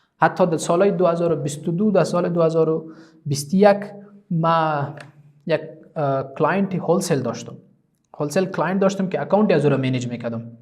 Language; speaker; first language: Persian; native; Persian